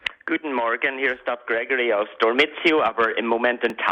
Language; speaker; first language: German; non-native, fluent; English